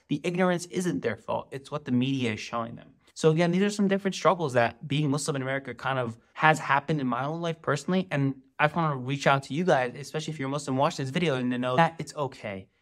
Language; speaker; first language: English; native; English